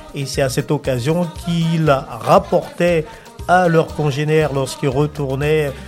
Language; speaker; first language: French; native; French